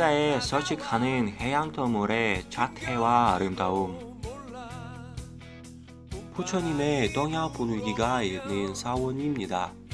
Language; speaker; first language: Korean; non-native, learner; Russian